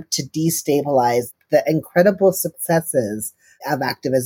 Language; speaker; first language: English; native; English